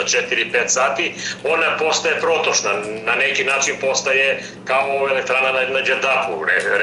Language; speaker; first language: Serbian; native; Serbian